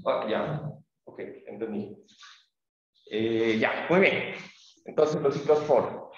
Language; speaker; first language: Spanish; native; Spanish